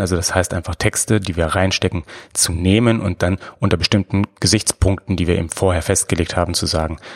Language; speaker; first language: German; native; German